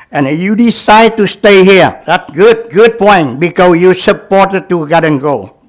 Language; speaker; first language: English; non-native, learner; Vietnamese